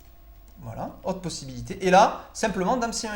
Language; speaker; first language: French; native; French